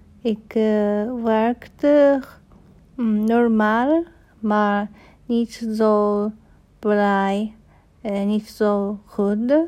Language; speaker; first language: Dutch; non-native, learner; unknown